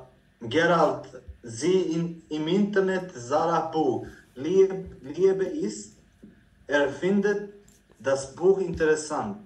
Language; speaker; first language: German; non-native, learner; Croatian